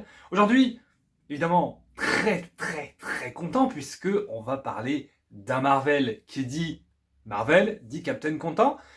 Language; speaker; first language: French; native; French